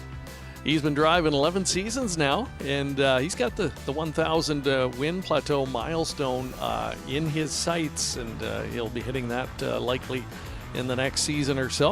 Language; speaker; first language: English; native; English